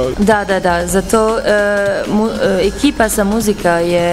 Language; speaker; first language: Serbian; non-native, learner; French